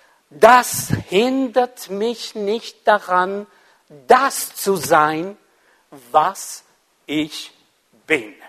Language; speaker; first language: German; non-native, fluent; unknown